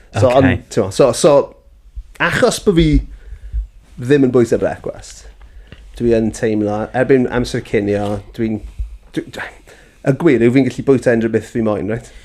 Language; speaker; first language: Welsh; native; Welsh